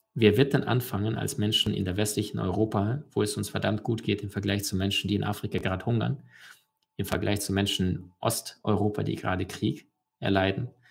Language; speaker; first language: German; early bilingual, other home language; Russian